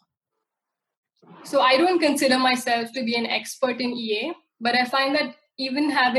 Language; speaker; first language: English; non-native, local second language; Hindi